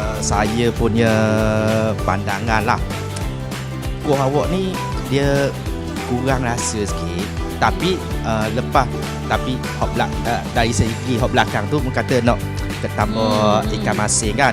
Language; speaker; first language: Malay; native; Malay